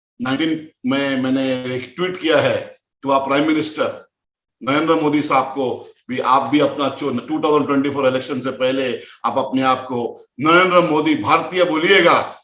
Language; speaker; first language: Hindi; non-native, local second language; Konkani